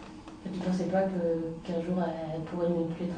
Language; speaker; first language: French; native; French